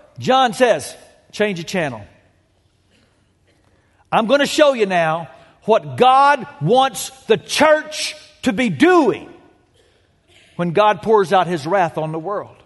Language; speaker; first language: English; native; English